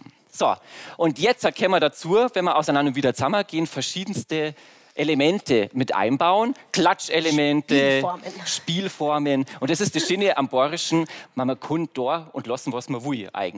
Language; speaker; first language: German; native; German